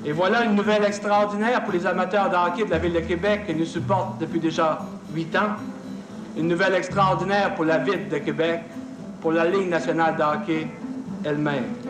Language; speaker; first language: French; native; French